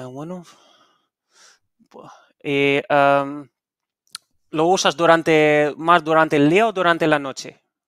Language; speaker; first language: Spanish; non-native, fluent; Dutch